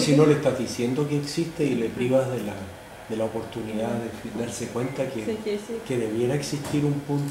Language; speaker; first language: Spanish; native; Spanish